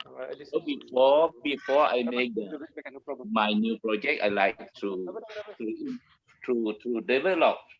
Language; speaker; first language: English; non-native, learner; Malay